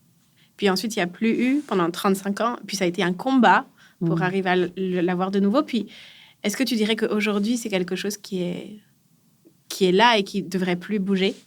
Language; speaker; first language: French; native; French